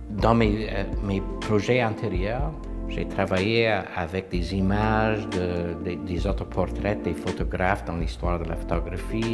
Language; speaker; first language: French; non-native, local second language; English